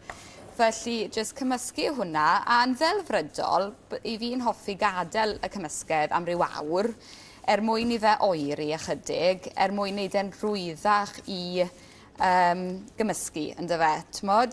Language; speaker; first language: Welsh; native; Welsh